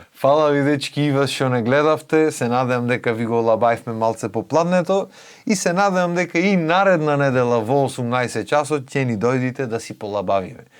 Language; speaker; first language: Macedonian; native; Macedonian